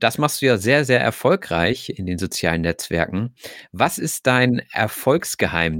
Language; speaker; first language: German; native; German